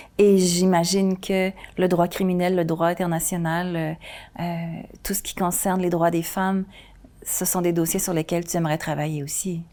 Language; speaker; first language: French; native; French